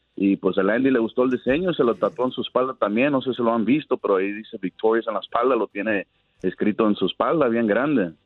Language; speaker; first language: Spanish; early bilingual, heritage; Spanish